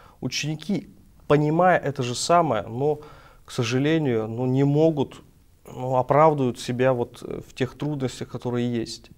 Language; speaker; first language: Russian; native; Russian